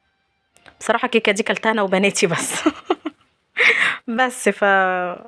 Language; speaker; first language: Arabic; native; Arabic